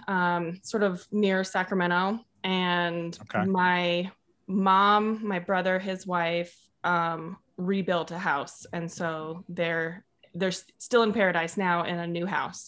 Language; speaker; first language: English; native; English